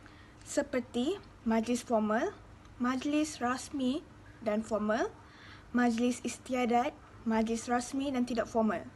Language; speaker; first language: Malay; native; Malay